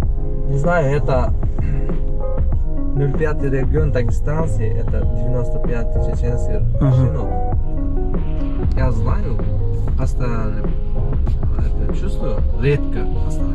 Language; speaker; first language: Russian; non-native, learner; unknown